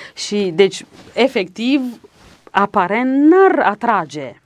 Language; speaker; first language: Romanian; native; Romanian